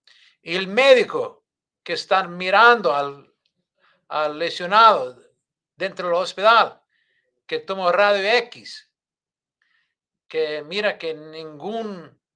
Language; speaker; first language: Spanish; non-native, learner; English